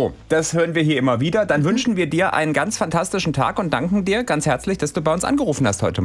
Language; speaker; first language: German; native; German